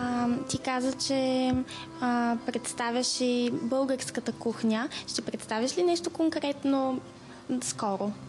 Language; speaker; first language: Bulgarian; native; Bulgarian